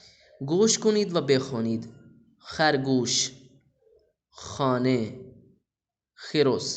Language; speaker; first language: Persian; non-native, fluent; Urdu